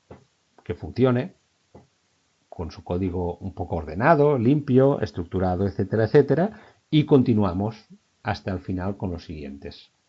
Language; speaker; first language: Spanish; native; Spanish